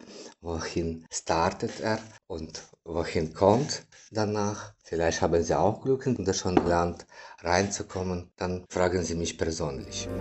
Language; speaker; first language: German; non-native, learner; Ukrainian